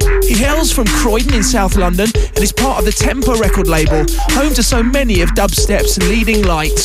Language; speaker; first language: English; native; English